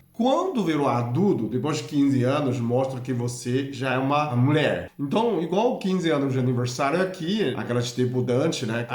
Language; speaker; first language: Portuguese; non-native, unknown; Chinese